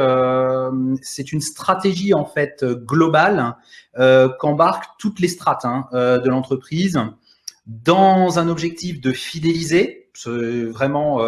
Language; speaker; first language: French; native; French